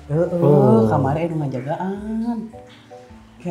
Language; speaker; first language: Indonesian; native; Indonesian